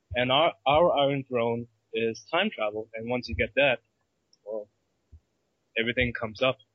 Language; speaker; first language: English; early bilingual, other home language; Malay